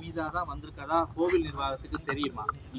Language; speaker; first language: Tamil; native; Tamil